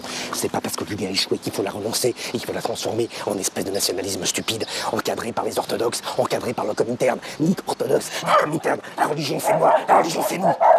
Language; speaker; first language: French; native; French